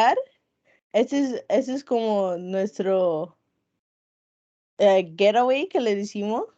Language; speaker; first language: Spanish; non-native, local second language; English